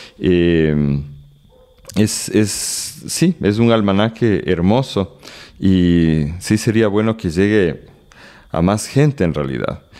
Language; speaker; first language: Spanish; native; Spanish